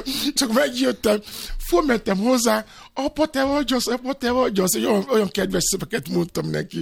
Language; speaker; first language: Hungarian; non-native, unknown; Yoruba